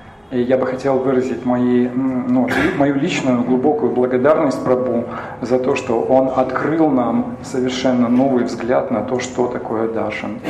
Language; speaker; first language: Russian; native; Russian